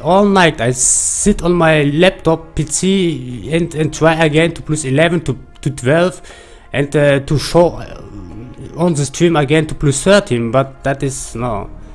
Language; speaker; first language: English; non-native, learner; German